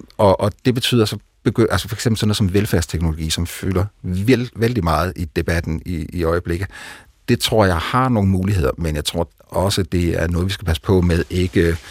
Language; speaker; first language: Danish; native; Danish